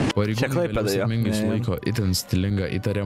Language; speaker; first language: Lithuanian; native; Lithuanian